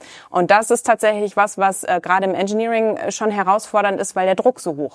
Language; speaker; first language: German; native; German